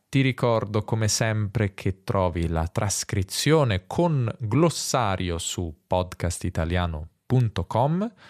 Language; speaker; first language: Italian; native; Italian